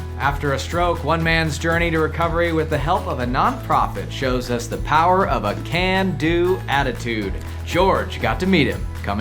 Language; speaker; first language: English; native; English